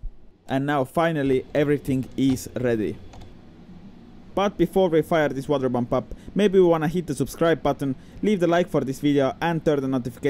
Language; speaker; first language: English; non-native, fluent; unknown